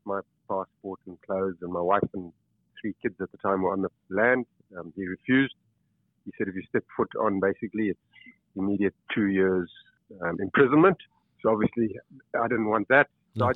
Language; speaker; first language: English; native; English